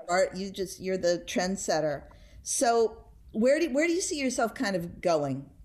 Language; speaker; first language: English; native; English